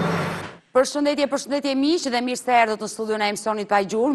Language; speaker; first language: Albanian; native; Albanian